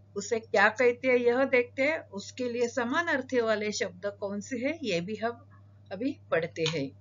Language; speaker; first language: Hindi; non-native, local second language; Marathi